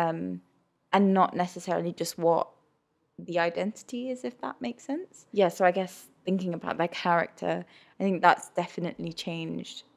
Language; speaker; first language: English; early bilingual, other home language; Urdu